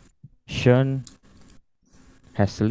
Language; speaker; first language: German; non-native, learner; Indonesian